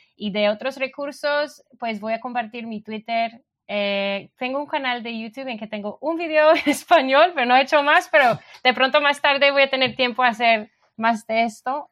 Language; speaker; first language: Spanish; non-native, fluent; English